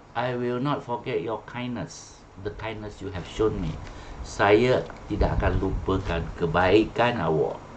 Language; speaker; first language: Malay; non-native, local second language; Chinese